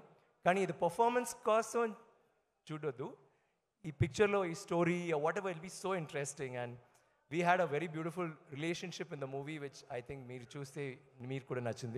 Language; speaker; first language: Telugu; non-native, fluent; Tamil